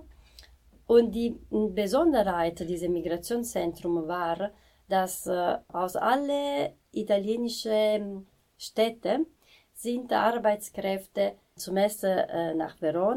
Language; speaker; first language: German; non-native, fluent; Italian